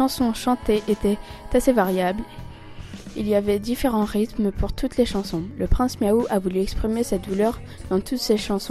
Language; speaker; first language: French; native; French